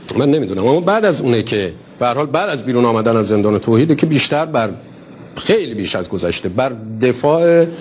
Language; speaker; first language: Persian; native; Persian